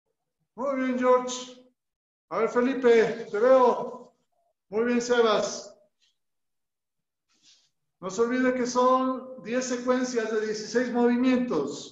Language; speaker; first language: Spanish; native; Spanish